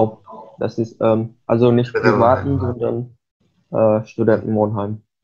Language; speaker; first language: German; non-native, fluent; Indonesian